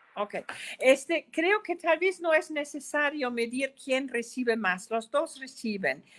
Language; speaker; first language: Spanish; non-native, fluent; German